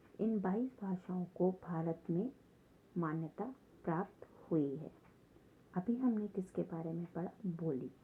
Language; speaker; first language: Hindi; native; Hindi